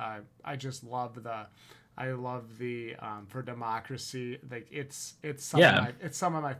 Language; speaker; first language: English; native; English